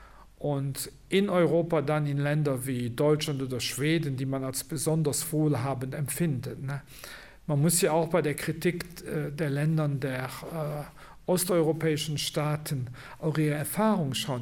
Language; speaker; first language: German; non-native, local second language; Luxembourgish